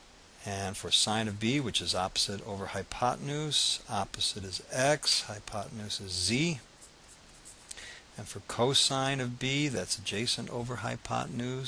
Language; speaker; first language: English; native; English